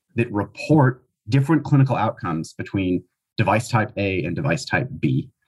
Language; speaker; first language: English; native; English